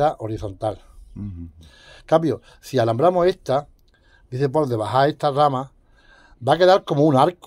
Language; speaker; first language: Spanish; native; Spanish